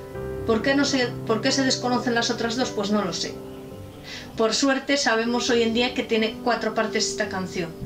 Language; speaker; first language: Spanish; native; Spanish